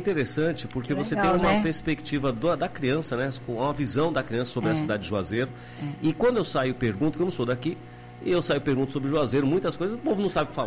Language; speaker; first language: Portuguese; native; Portuguese